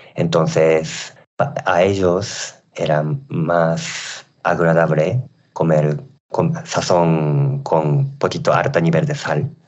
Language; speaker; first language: Spanish; non-native, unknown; Japanese